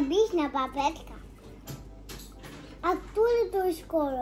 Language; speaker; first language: Polish; early bilingual, heritage; Polish